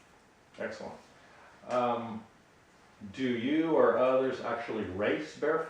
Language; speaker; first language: English; native; English